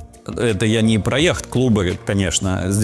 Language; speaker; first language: Russian; native; Russian